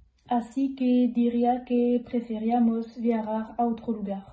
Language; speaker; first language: Spanish; non-native, learner; French